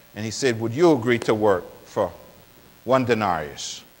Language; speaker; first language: English; non-native, fluent; Spanish